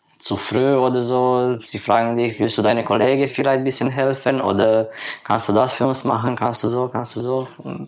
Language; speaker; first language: German; non-native, learner; Romanian